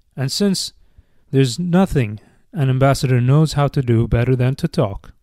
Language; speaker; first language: English; non-native, fluent; Arabic